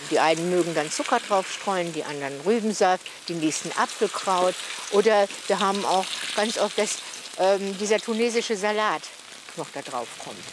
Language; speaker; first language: German; native; German